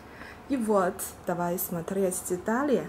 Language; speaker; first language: Russian; non-native, learner; Chinese